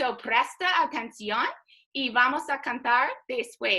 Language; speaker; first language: Spanish; non-native, fluent; English